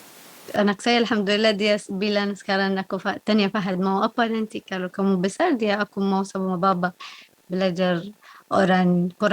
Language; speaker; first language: Indonesian; non-native, learner; Arabic